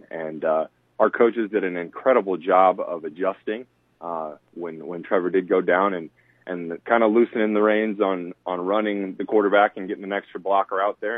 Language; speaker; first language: English; native; English